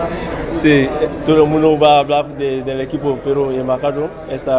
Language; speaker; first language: Spanish; non-native, learner; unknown